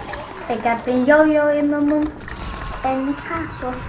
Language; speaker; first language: Dutch; non-native, learner; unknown